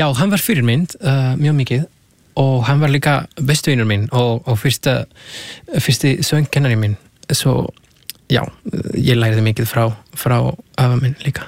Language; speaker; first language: Icelandic; non-native, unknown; Spanish